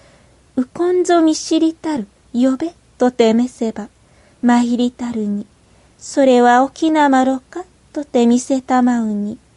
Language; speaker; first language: Japanese; native; Japanese